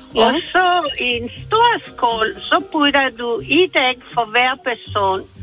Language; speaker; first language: Danish; non-native, fluent; Italian